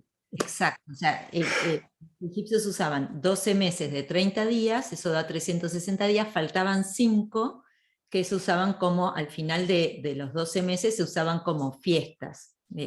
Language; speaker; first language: Spanish; native; Spanish